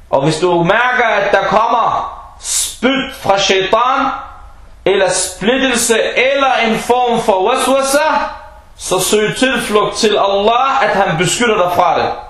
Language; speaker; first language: Danish; non-native, fluent; Arabic